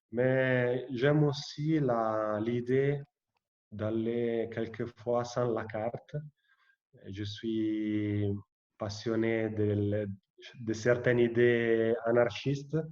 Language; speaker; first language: French; non-native, fluent; Italian